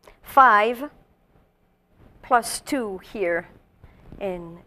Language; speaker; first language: English; non-native, fluent; French